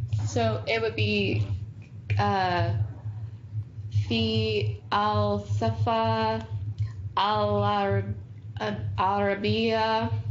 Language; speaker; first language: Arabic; non-native, learner; English